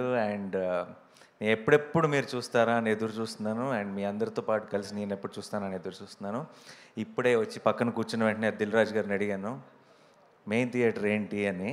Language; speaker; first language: Telugu; native; Telugu